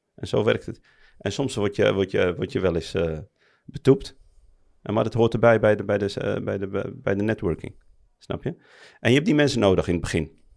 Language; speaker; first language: Dutch; early bilingual, other home language; Arabic